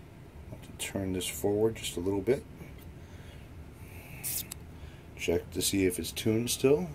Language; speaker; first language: English; native; English